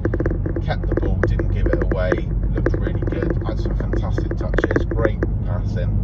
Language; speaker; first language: English; native; English